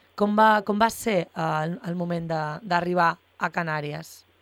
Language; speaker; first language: Catalan; native; Catalan